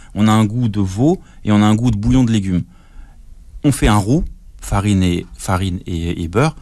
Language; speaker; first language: French; native; French